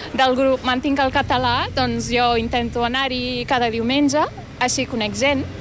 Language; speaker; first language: Catalan; non-native, fluent; Turkish